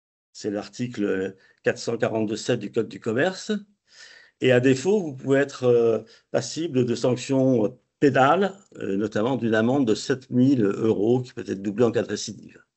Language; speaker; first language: French; native; French